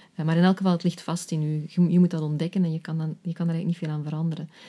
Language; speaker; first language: Dutch; native; Dutch